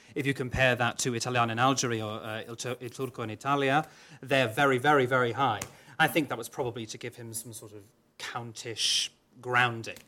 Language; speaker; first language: English; non-native, local second language; Welsh